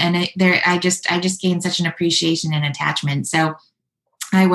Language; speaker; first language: English; native; English